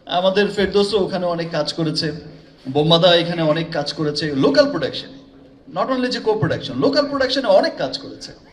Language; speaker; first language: Bangla; native; Bangla